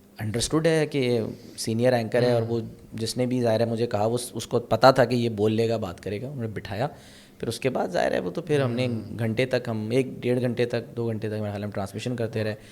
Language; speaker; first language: Urdu; native; Urdu